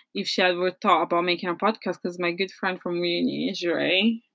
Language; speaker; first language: English; non-native, fluent; Italian